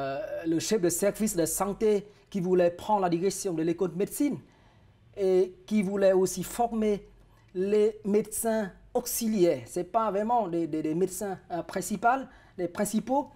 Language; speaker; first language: French; non-native, fluent; Vietnamese